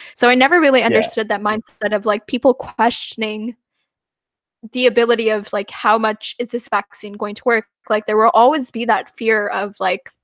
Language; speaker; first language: English; non-native, fluent; Punjabi